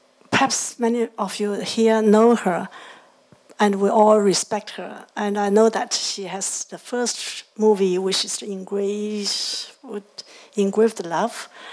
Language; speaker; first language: English; non-native, fluent; Chinese